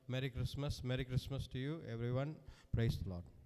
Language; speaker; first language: English; non-native, local second language; Tamil